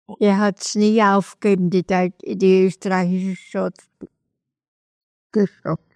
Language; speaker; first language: German; native; German